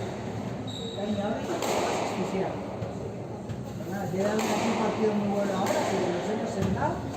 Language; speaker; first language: Spanish; native; Spanish